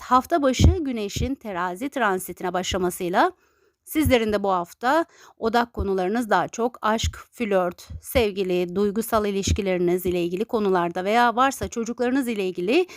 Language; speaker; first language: Turkish; native; Turkish